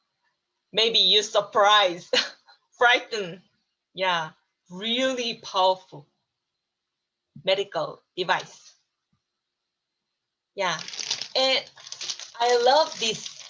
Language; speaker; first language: English; non-native, learner; Korean